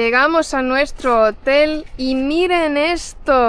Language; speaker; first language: Spanish; non-native, fluent; Estonian